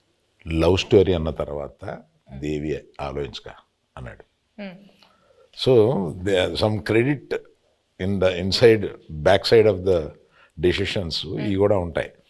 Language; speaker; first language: Telugu; native; Telugu